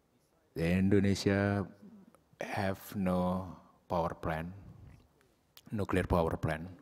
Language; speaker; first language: English; non-native, learner; Indonesian